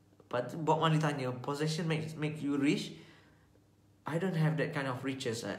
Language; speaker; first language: English; non-native, local second language; Malay